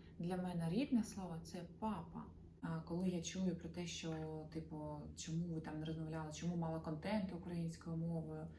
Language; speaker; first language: Ukrainian; non-native, local second language; Russian